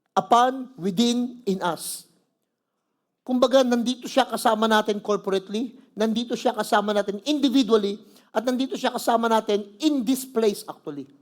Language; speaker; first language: Filipino; native; Filipino